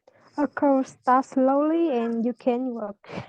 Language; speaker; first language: English; non-native, learner; Vietnamese